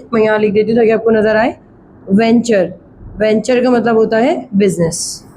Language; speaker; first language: Urdu; native; Urdu